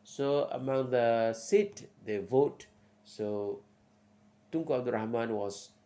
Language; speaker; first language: English; non-native, local second language; Malay